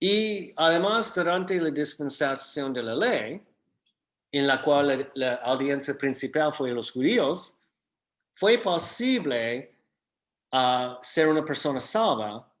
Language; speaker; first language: Spanish; non-native, fluent; English